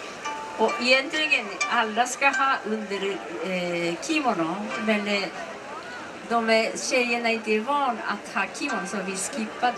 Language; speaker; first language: Swedish; non-native, learner; Japanese